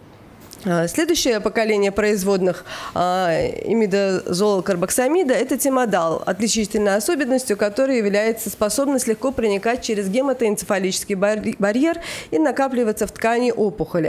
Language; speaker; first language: Russian; native; Russian